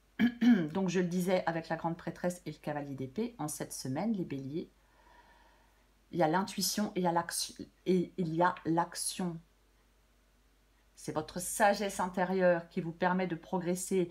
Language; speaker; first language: French; native; French